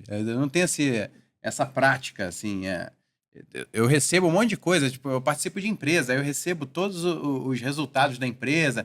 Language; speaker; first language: Portuguese; native; Portuguese